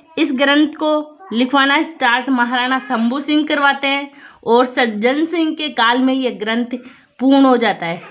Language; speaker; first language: Hindi; native; Hindi